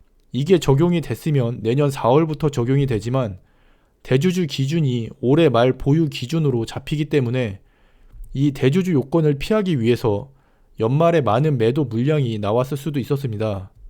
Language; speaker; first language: Korean; native; Korean